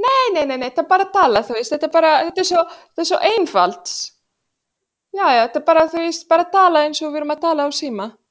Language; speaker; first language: Icelandic; non-native, fluent; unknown